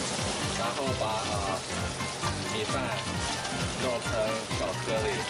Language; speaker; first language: Chinese; non-native, learner; English